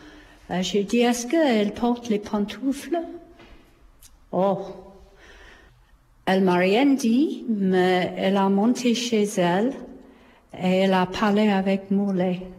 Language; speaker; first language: French; non-native, fluent; English